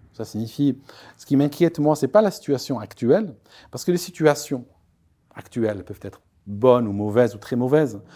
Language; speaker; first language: French; non-native, local second language; Arabic